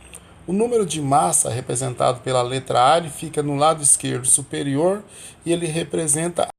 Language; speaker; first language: Portuguese; native; Portuguese